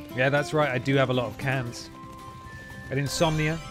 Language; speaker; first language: English; native; English